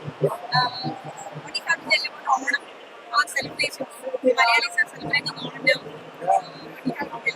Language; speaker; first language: English; non-native, local second language; Malayalam